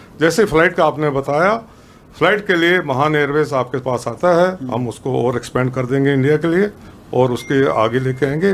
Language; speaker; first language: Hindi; early bilingual, heritage; Punjabi